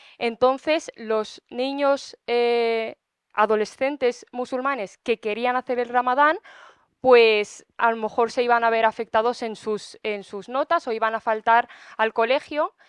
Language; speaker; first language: Spanish; early bilingual, other home language; Arabic